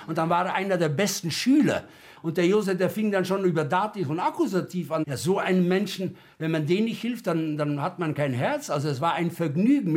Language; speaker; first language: German; native; German